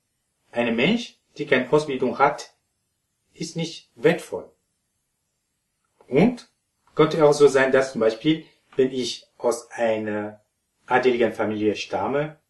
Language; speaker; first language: German; non-native, fluent; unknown